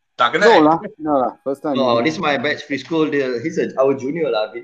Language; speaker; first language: English; non-native, local second language; Malay